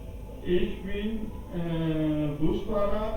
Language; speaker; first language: German; non-native, learner; Urdu